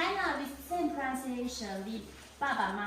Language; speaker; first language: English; non-native, learner; Chinese